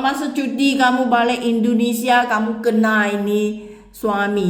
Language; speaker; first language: Indonesian; non-native, learner; Filipino